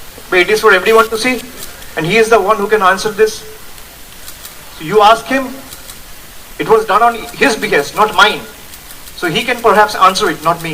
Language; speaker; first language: English; non-native, local second language; Bangla